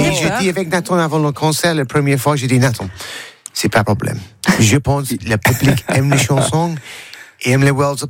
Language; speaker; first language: French; non-native, learner; English